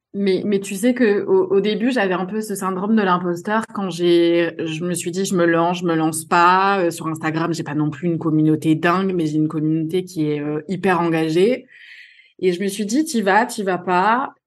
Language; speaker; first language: French; native; French